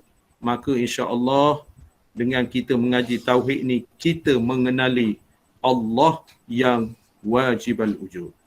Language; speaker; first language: Malay; native; Malay